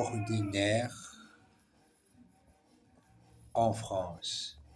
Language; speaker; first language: French; non-native, learner; Portuguese